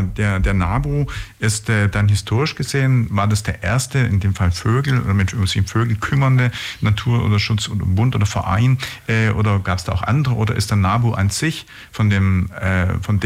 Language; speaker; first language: German; native; German